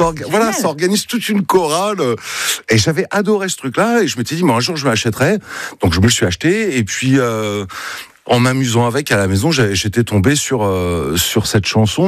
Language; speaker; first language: French; native; French